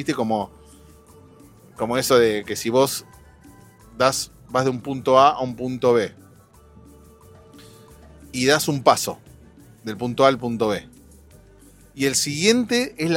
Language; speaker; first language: Spanish; native; Spanish